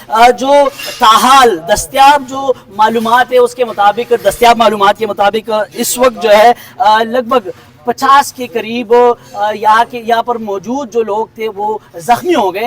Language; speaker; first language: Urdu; non-native, local second language; Pashto